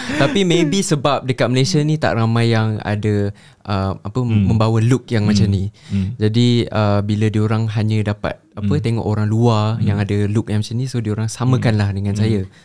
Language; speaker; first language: Malay; native; Malay